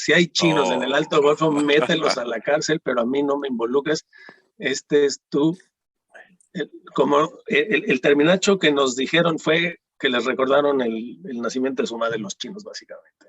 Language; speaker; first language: Spanish; native; Spanish